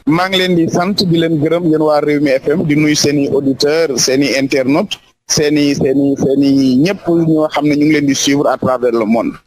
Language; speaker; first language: Wolof; native; Wolof